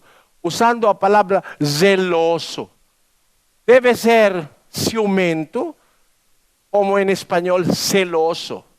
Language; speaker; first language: Portuguese; non-native, learner; Filipino